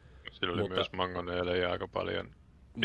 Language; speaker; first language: Finnish; native; Finnish